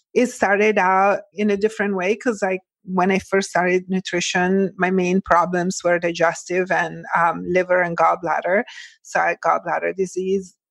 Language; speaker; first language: English; early bilingual, other home language; Italian